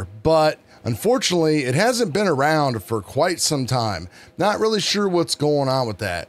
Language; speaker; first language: English; native; English